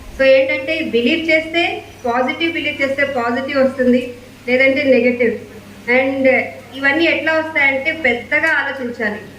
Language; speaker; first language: Telugu; native; Telugu